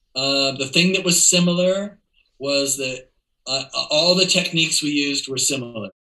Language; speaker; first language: English; native; English